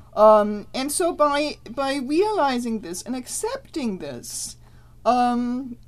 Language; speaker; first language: English; non-native, fluent; German